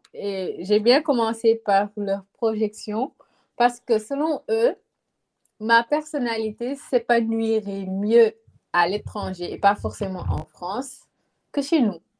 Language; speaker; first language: French; non-native, local second language; Wolof